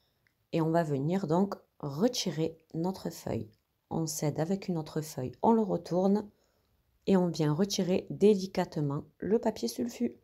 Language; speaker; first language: French; native; French